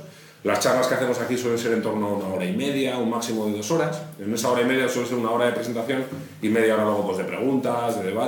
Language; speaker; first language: Spanish; native; Spanish